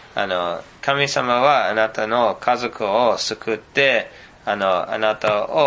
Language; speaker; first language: Japanese; non-native, fluent; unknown